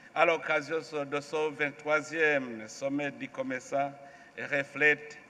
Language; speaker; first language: French; non-native, local second language; Rundi